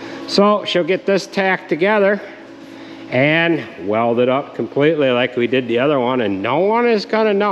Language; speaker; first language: English; native; English